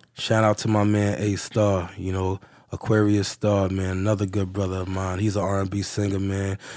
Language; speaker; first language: English; native; English